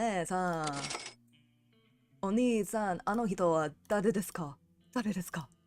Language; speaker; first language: Japanese; non-native, learner; English